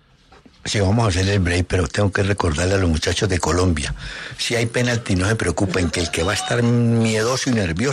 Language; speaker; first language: Spanish; native; Spanish